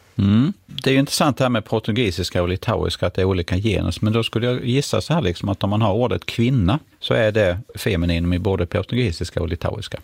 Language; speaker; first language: Swedish; native; Swedish